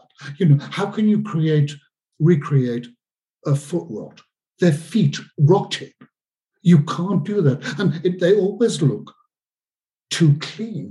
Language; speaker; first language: English; native; English